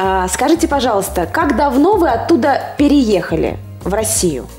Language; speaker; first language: Russian; native; Russian